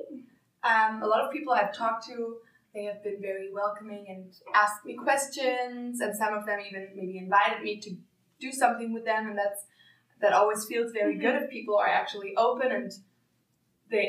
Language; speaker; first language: English; non-native, fluent; German